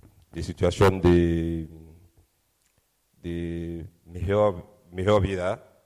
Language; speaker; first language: Spanish; non-native, learner; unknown